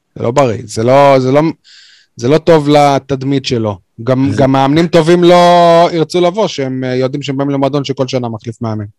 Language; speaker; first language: Hebrew; native; Hebrew